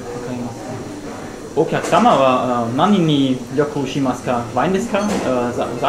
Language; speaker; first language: Japanese; non-native, learner; German